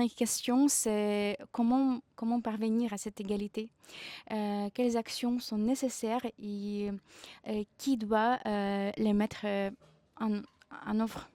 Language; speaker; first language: French; non-native, fluent; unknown